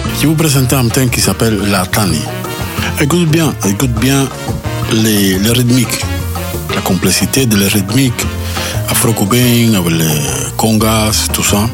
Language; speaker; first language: French; non-native, learner; Spanish